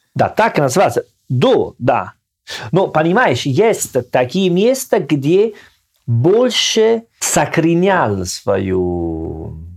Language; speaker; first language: Russian; non-native, learner; Italian